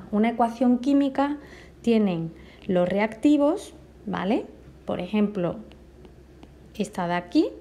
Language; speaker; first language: Spanish; native; Spanish